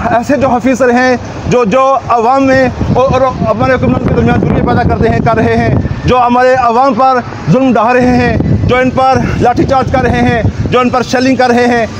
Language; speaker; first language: Urdu; non-native, local second language; Pahari-Potwari